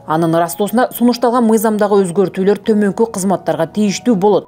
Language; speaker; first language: Kyrgyz; native; Kyrgyz